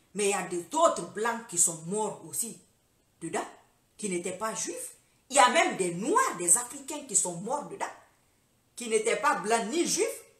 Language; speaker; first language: French; non-native, local second language; Fula